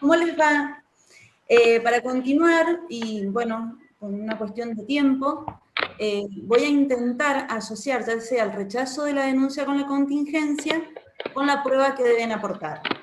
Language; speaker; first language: Spanish; native; Spanish